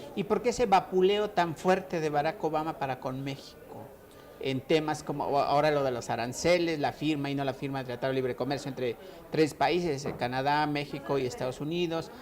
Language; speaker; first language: Spanish; native; Spanish